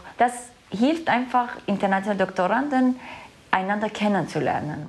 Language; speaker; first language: German; non-native, fluent; Armenian